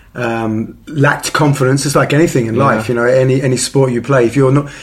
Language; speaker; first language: English; native; English